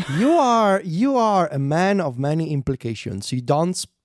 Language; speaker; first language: English; non-native, fluent; Italian